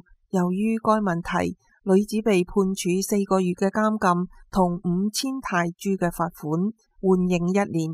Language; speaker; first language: Chinese; non-native, local second language; Cantonese